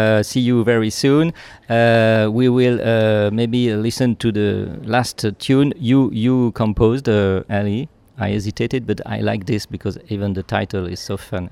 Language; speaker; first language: English; non-native, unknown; French